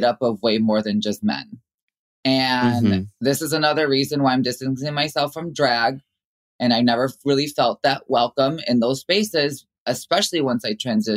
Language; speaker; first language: English; native; English